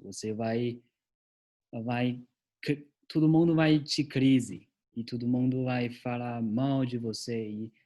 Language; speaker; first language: Portuguese; non-native, learner; Chinese